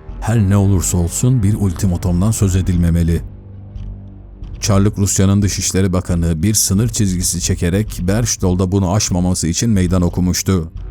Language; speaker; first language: Turkish; native; Turkish